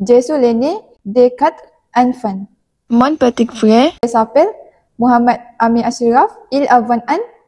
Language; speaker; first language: French; non-native, learner; Malay